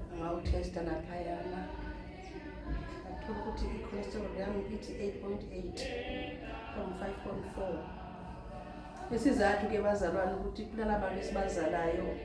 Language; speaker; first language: Zulu; non-native, local second language; Xhosa